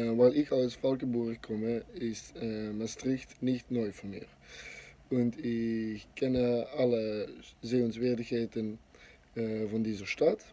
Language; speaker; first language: German; non-native, learner; Dutch